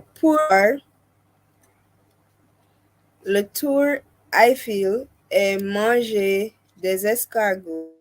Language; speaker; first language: French; non-native, learner; English